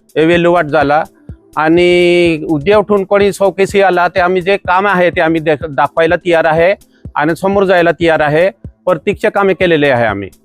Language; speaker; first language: Marathi; non-native, local second language; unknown